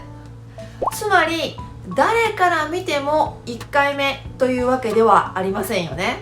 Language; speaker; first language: Japanese; native; Japanese